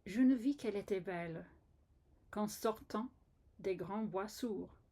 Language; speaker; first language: French; non-native, fluent; English